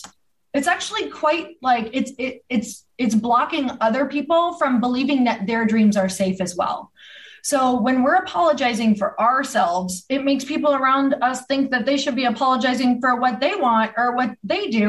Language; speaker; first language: English; native; English